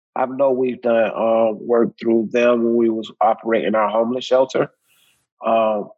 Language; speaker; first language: English; native; English